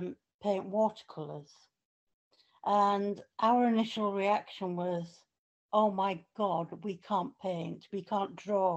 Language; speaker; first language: English; native; English